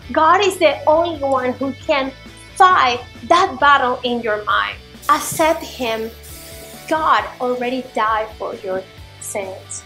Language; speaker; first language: English; non-native, fluent; Spanish